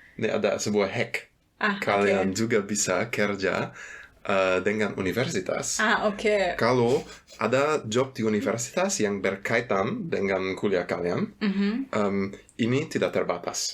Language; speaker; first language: Indonesian; non-native, fluent; German